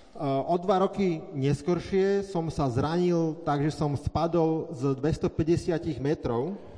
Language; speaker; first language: Slovak; native; Slovak